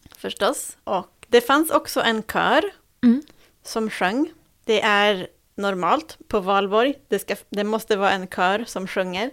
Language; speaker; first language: Swedish; native; Swedish